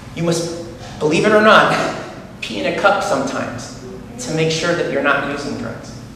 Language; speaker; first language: English; native; English